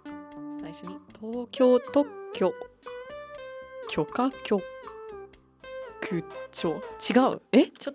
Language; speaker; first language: Japanese; non-native, fluent; English